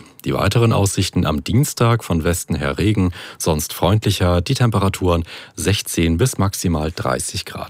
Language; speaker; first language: German; native; German